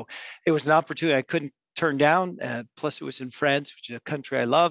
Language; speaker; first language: English; native; English